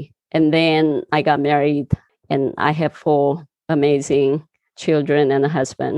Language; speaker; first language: English; non-native, fluent; Korean